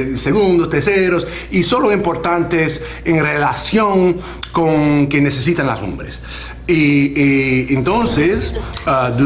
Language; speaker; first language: Spanish; non-native, learner; English